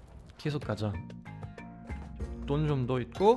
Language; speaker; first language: Korean; non-native, learner; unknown